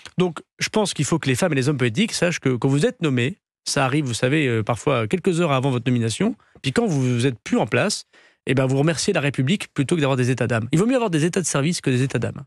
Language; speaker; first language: French; native; French